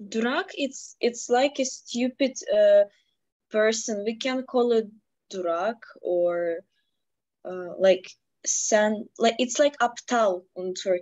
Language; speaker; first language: English; non-native, fluent; Ukrainian